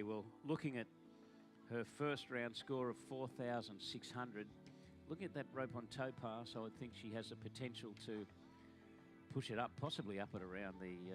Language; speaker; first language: English; native; English